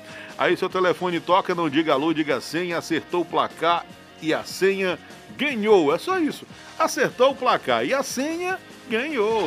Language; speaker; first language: Portuguese; native; Portuguese